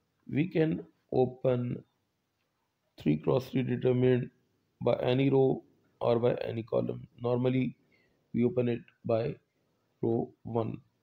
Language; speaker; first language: English; non-native, local second language; Urdu